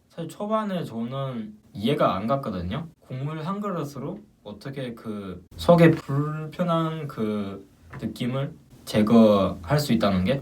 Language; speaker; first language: Korean; non-native, fluent; Chinese